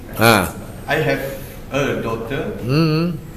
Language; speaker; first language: English; non-native, local second language; Malay